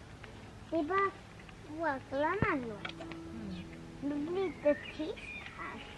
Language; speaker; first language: Swedish; early bilingual, other home language; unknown